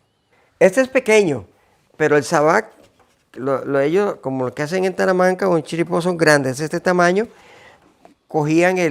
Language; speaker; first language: Spanish; native; Spanish